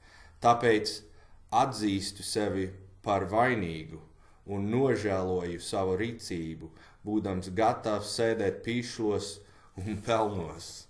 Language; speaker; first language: Latvian; non-native, learner; English